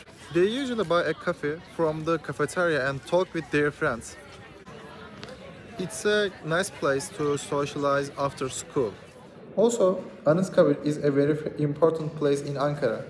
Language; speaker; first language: English; non-native, learner; Turkish